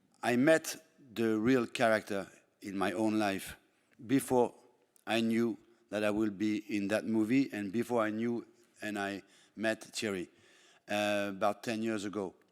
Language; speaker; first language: English; non-native, fluent; French